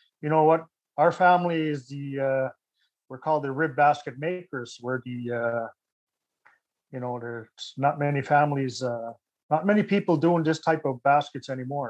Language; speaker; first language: English; native; English